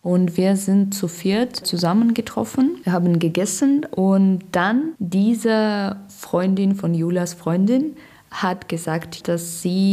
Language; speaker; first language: German; non-native, learner; Russian